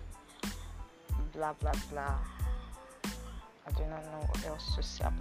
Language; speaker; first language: English; non-native, local second language; Ibibio